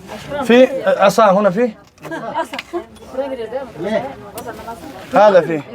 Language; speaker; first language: Arabic; non-native, learner; Tajik